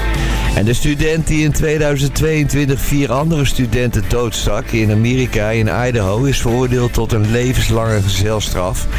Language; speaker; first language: Dutch; native; Dutch